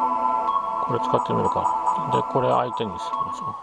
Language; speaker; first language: Japanese; native; Japanese